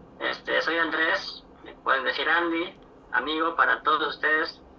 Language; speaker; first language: Spanish; native; Spanish